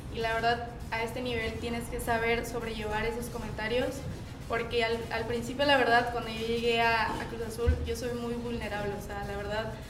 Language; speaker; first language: Spanish; native; Spanish